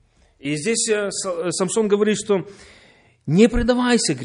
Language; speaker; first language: Polish; non-native, learner; Russian